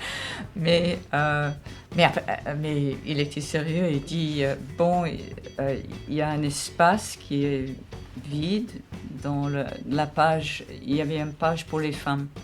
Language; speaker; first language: French; non-native, fluent; English